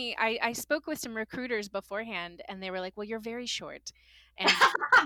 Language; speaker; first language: English; native; English